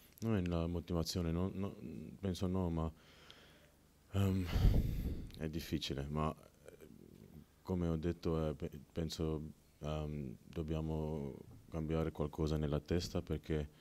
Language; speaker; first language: Italian; non-native, learner; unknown